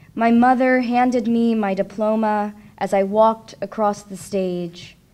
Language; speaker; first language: English; native; English